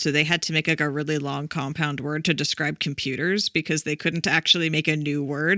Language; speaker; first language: English; native; English